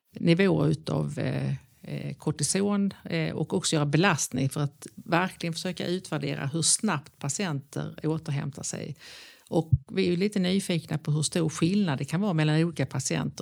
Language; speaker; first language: Swedish; native; Swedish